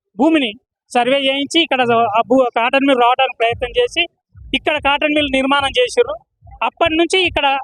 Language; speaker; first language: Telugu; native; Telugu